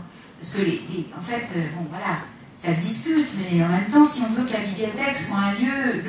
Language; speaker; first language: French; native; French